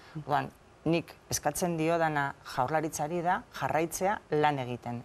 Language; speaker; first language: Basque; non-native, local second language; Spanish